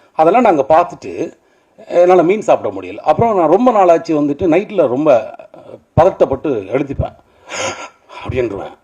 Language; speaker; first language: Tamil; native; Tamil